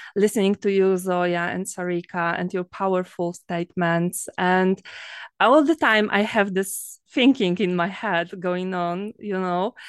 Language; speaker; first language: English; non-native, fluent; Polish